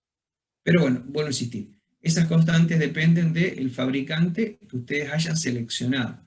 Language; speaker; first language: Spanish; native; Spanish